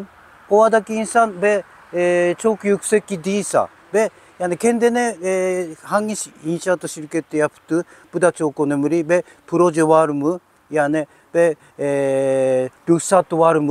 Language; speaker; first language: Turkish; non-native, learner; Japanese